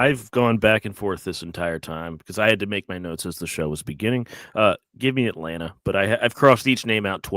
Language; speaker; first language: English; native; English